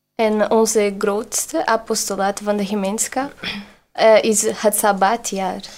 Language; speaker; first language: Dutch; non-native, learner; Portuguese